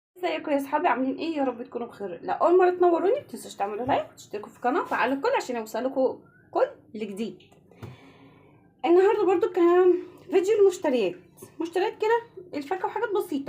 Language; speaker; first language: Arabic; native; Arabic